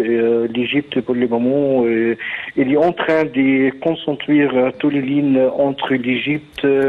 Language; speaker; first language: French; non-native, fluent; Arabic